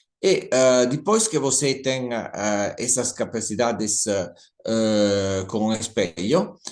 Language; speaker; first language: Portuguese; non-native, learner; Italian